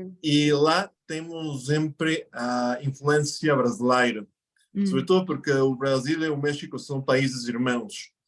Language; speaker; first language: Portuguese; non-native, fluent; Spanish